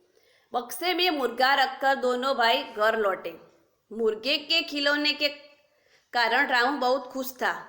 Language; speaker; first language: Hindi; non-native, local second language; Gujarati